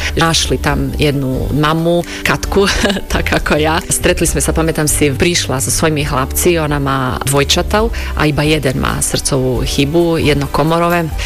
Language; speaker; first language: Slovak; non-native, fluent; Croatian